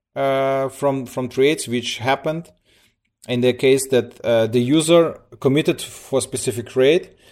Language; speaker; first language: English; early bilingual, other home language; Russian